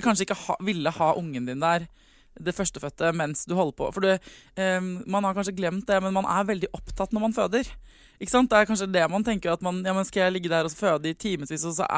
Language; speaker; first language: Norwegian; native; Norwegian